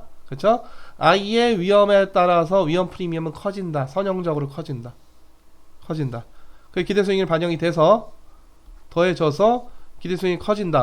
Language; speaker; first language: Korean; native; Korean